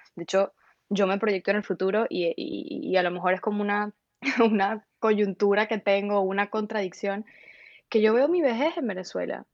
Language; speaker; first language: Spanish; native; Spanish